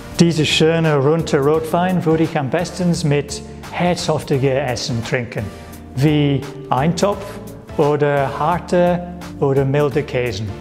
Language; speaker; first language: German; non-native, learner; English